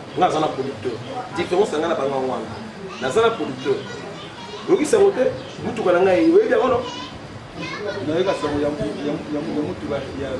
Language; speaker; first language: Lingala; native; Lingala